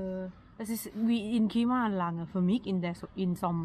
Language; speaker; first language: German; non-native, learner; Thai